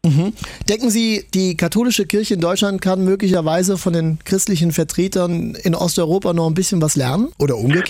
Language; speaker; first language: German; native; German